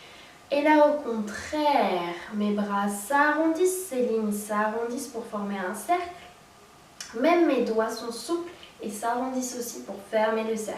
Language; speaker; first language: French; native; French